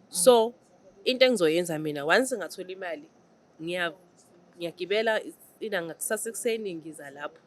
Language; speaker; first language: Zulu; non-native, local second language; Xhosa